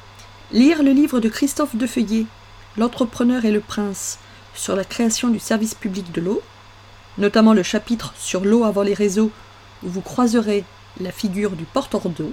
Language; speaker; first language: French; native; French